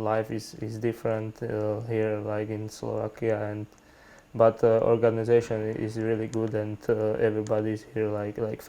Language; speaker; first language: English; non-native, learner; Slovak